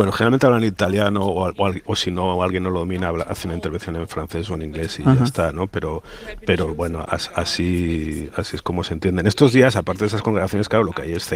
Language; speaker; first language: Spanish; native; Spanish